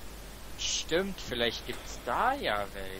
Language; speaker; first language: German; native; German